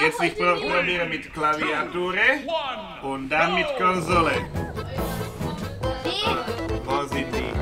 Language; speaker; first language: German; non-native, learner; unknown